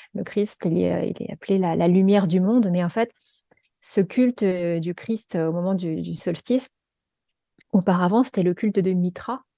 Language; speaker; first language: French; native; French